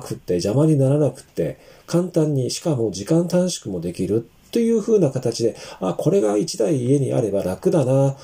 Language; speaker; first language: Japanese; native; Japanese